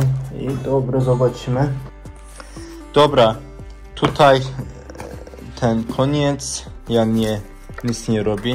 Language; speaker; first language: Polish; non-native, learner; Turkish